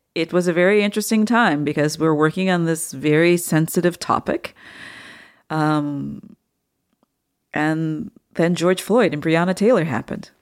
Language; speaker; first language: English; native; English